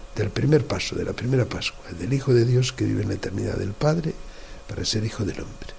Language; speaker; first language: Spanish; native; Spanish